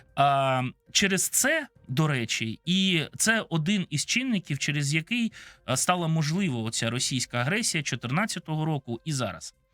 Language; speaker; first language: Ukrainian; non-native, local second language; Russian